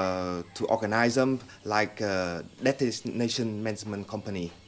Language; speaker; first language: English; non-native, fluent; Vietnamese